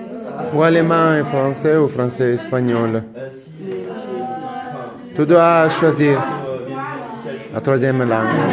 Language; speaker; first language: French; non-native, fluent; Italian